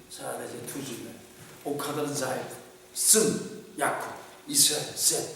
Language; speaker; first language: Turkish; non-native, fluent; Korean